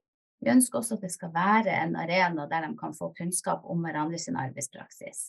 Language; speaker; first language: Norwegian; native; Norwegian